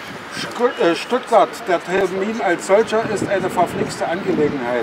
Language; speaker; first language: German; native; German